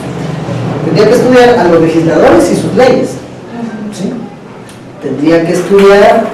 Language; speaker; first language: Spanish; native; Spanish